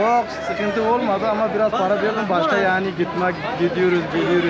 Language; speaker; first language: Turkish; non-native, learner; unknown